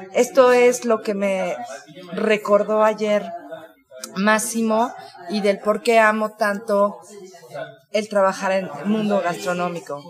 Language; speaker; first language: Spanish; native; Spanish